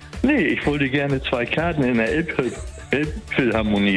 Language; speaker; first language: German; native; German